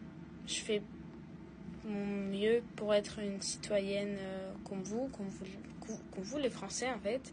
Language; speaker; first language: French; non-native, fluent; Russian